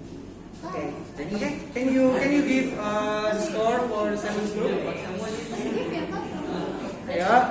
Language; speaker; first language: English; non-native, local second language; Indonesian